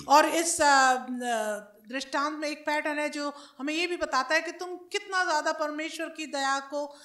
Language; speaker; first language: Hindi; native; Hindi